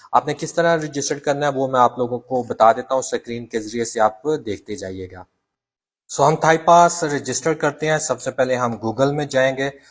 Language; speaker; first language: Urdu; non-native, local second language; Punjabi